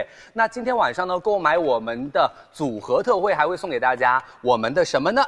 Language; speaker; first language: Chinese; native; Chinese